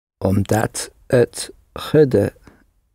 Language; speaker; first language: Dutch; non-native, learner; English